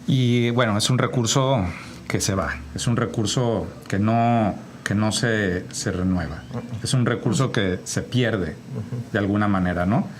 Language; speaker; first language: Spanish; native; Spanish